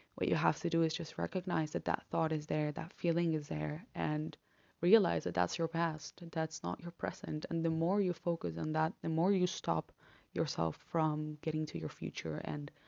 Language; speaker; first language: English; non-native, fluent; Spanish